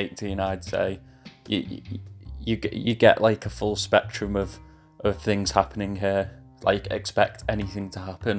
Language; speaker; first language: English; native; English